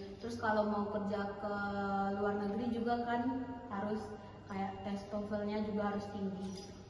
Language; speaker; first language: Indonesian; non-native, local second language; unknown